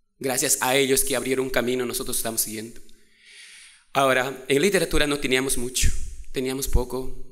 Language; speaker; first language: Spanish; non-native, local second language; Quechua